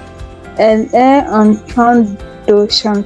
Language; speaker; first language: French; non-native, learner; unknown